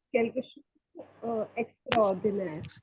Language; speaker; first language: French; non-native, learner; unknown